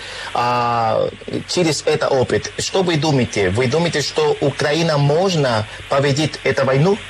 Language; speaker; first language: Russian; non-native, learner; Spanish